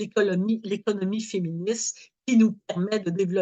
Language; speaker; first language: French; native; French